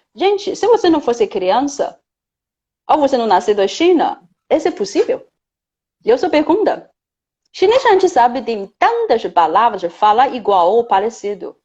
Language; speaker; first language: Portuguese; non-native, fluent; Chinese